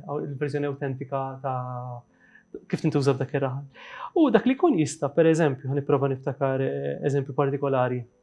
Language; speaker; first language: Maltese; native; Maltese